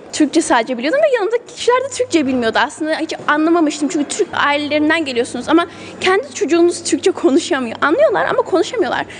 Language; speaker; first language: Turkish; early bilingual, heritage; Turkish